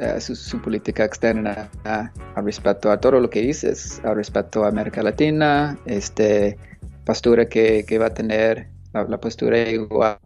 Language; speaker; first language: Spanish; non-native, fluent; English